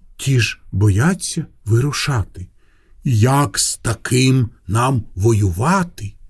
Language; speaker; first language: Ukrainian; non-native, local second language; Russian